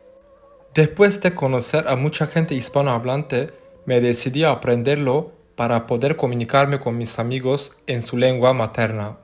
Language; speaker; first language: Spanish; non-native, fluent; Turkish